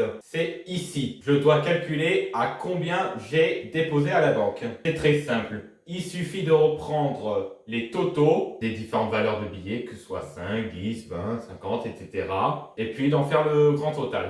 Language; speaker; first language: French; native; French